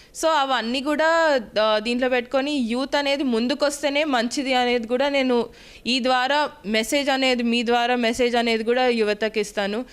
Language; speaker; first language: Telugu; native; Telugu